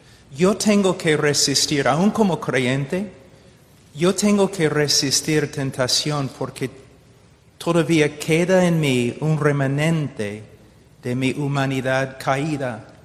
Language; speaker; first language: Spanish; non-native, fluent; English